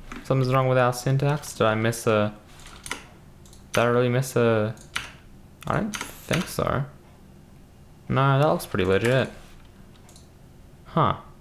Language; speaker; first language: English; early bilingual, other home language; Russian